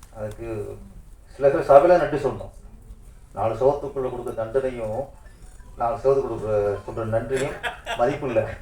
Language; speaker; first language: Tamil; native; Tamil